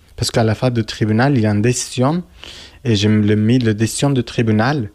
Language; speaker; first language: French; non-native, learner; Kurdish